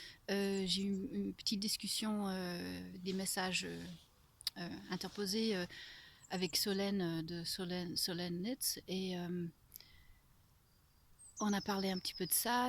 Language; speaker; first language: French; non-native, fluent; English